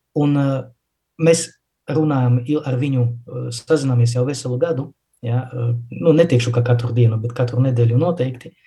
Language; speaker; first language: Latvian; non-native, local second language; Russian